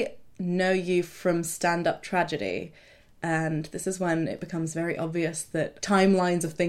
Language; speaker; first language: English; native; English